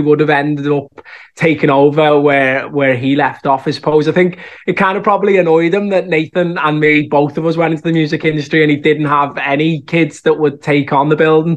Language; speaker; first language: English; native; English